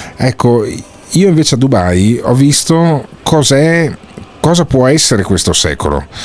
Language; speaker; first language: Italian; native; Italian